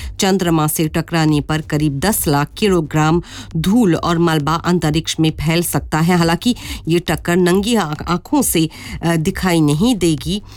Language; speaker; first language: Hindi; non-native, local second language; Morisyen